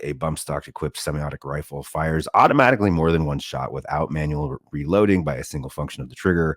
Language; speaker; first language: English; native; English